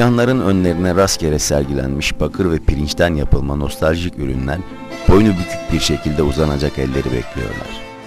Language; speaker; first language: Turkish; native; Turkish